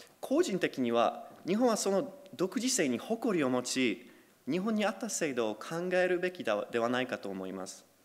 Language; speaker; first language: Japanese; non-native, fluent; Polish